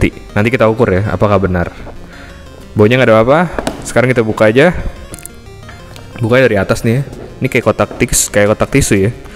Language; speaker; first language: Indonesian; native; Indonesian